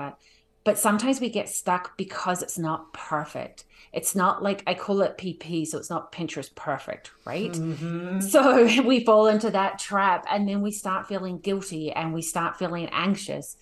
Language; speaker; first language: English; native; English